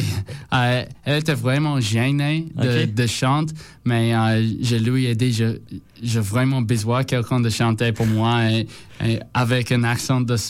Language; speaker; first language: French; non-native, learner; English